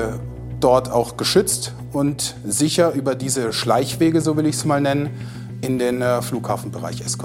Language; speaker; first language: German; native; German